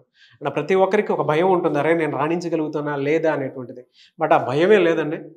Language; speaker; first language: Telugu; native; Telugu